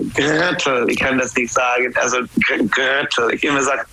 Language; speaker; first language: German; non-native, learner; English